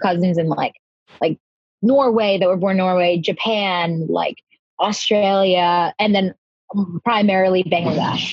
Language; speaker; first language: English; native; English